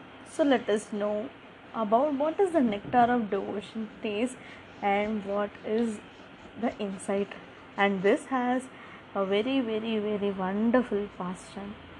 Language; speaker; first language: English; non-native, local second language; Tamil